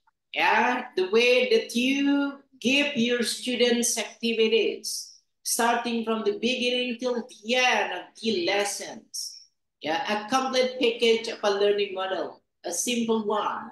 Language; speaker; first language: English; non-native, fluent; Indonesian